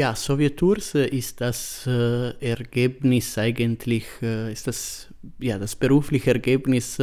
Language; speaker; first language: German; non-native, fluent; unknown